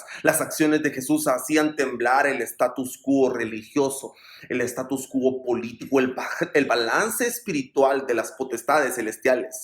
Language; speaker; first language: Spanish; native; Spanish